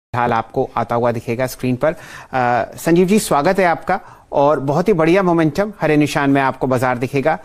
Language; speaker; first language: Hindi; native; Hindi